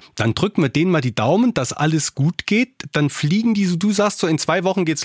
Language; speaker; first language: German; native; German